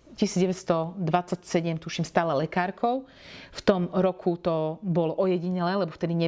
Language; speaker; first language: Slovak; native; Slovak